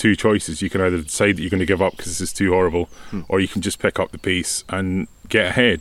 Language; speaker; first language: English; native; English